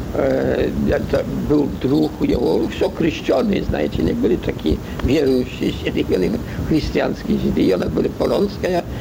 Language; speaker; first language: Russian; non-native, learner; French